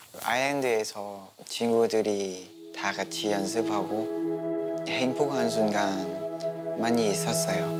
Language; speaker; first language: Korean; non-native, learner; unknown